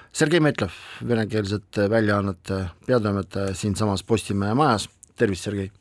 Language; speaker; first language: Estonian; non-native, local second language; Russian